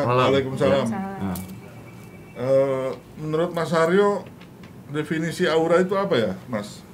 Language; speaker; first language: Indonesian; native; Indonesian